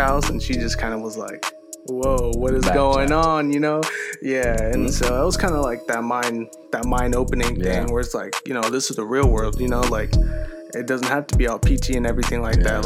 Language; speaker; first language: English; native; English